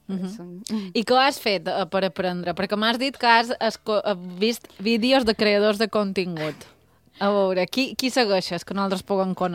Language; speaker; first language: Catalan; native; Catalan